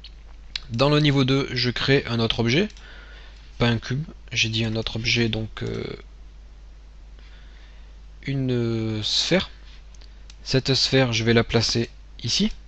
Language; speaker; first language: French; native; French